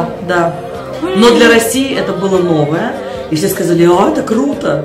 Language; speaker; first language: Russian; native; Russian